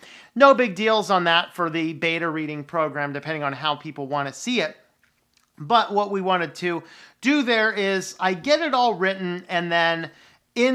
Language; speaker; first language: English; native; English